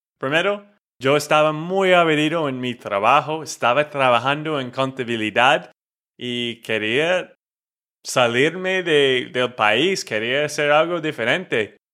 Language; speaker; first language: Spanish; non-native, fluent; English